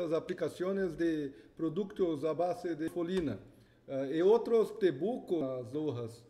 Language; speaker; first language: Spanish; non-native, learner; Portuguese